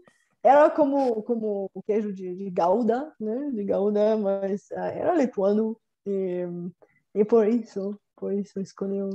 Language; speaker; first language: Portuguese; non-native, fluent; Bulgarian